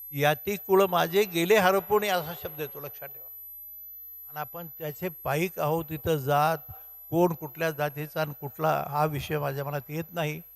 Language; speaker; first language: Marathi; native; Marathi